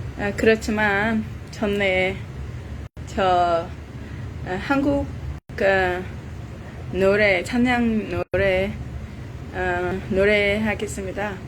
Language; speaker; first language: Korean; non-native, learner; Vietnamese